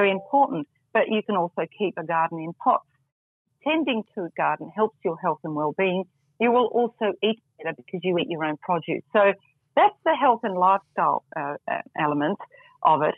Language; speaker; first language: English; native; English